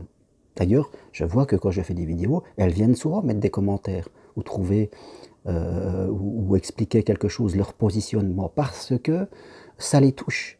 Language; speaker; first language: French; native; French